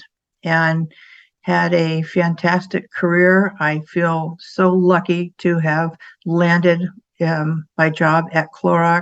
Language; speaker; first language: English; native; English